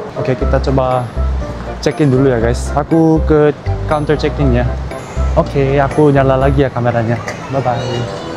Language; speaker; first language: Indonesian; non-native, fluent; Korean